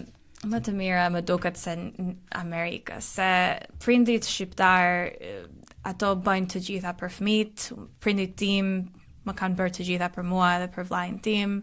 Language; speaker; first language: Albanian; early bilingual, heritage; Albanian